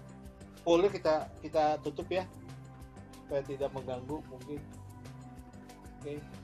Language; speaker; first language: Indonesian; native; Indonesian